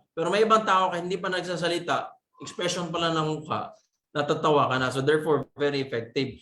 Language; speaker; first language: Filipino; non-native, local second language; Cebuano